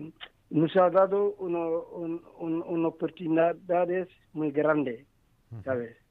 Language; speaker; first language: Spanish; non-native, learner; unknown